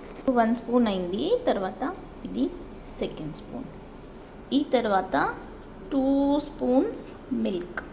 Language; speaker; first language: Telugu; non-native, learner; Marathi